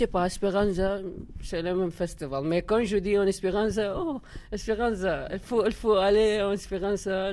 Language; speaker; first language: French; non-native, learner; Arabic